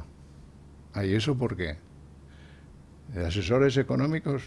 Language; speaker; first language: Spanish; native; Spanish